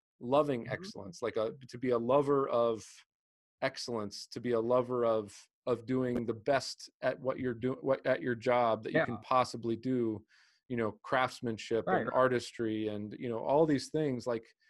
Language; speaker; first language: English; native; English